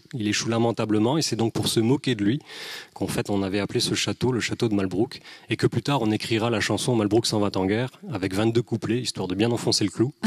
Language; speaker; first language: French; native; French